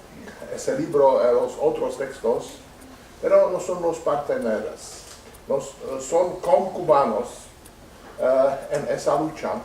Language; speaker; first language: Spanish; non-native, learner; Czech